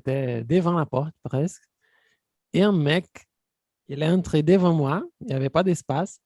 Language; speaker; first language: French; non-native, fluent; Portuguese